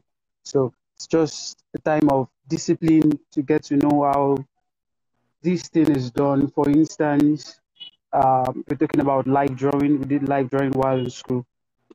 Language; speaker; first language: English; non-native, local second language; Yoruba